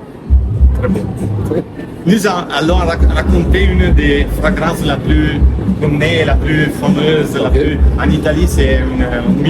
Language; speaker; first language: French; non-native, learner; Italian